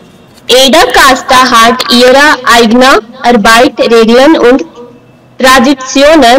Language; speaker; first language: German; non-native, learner; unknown